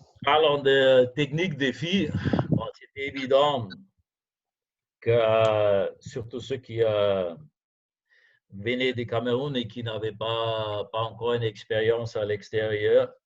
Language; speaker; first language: French; non-native, fluent; German